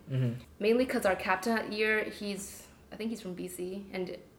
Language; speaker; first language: English; non-native, local second language; Cantonese